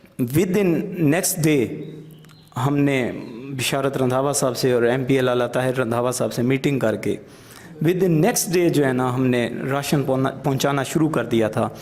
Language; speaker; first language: Urdu; non-native, local second language; Punjabi